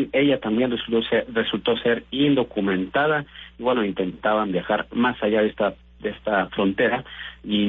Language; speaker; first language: Spanish; native; Spanish